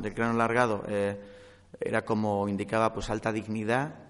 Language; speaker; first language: Spanish; native; Spanish